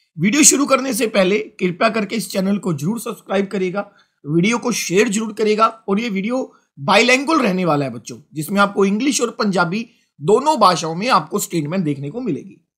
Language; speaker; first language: Hindi; non-native, local second language; Punjabi